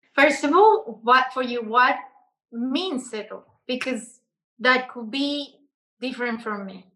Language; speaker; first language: English; non-native, learner; Spanish